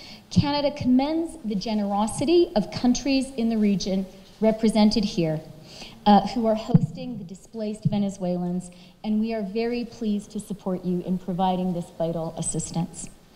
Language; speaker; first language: English; native; English